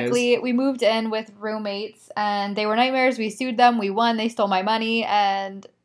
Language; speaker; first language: English; native; English